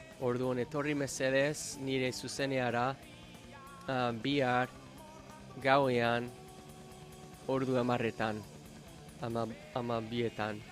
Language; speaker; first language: Basque; non-native, learner; English